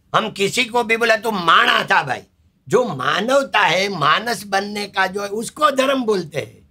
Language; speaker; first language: Hindi; non-native, local second language; Gujarati